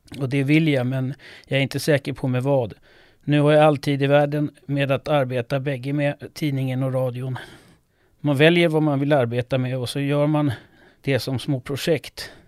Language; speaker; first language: Swedish; non-native, fluent; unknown